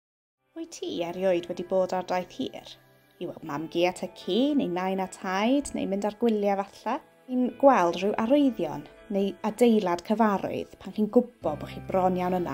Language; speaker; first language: Welsh; native; Welsh